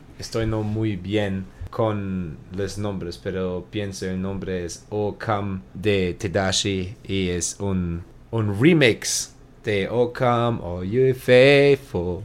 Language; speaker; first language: Spanish; non-native, learner; German